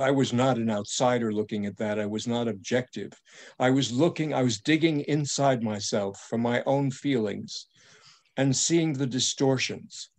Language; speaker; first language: English; early bilingual, other home language; French